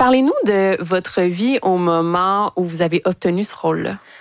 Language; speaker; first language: French; native; French